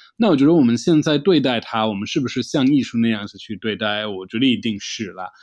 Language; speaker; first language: Chinese; non-native, fluent; English